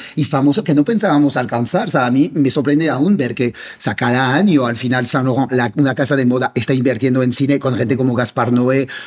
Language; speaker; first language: Spanish; non-native, fluent; French